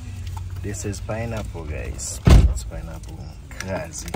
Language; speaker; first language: English; non-native, learner; Haitian Creole